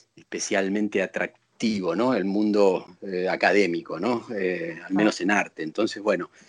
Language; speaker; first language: Spanish; native; Spanish